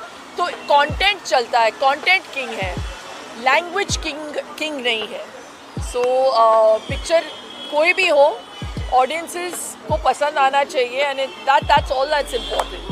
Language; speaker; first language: Hindi; non-native, local second language; Tulu